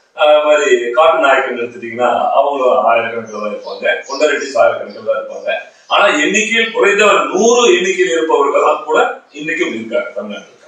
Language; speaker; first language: Tamil; native; Tamil